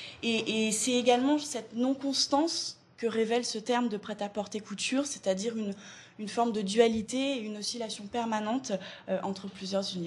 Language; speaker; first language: French; native; French